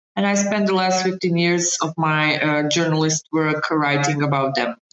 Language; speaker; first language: English; non-native, fluent; Bosnian